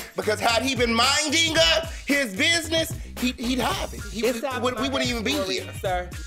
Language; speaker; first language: English; native; English